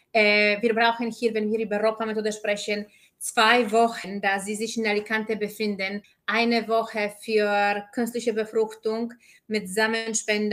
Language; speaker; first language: German; non-native, fluent; Polish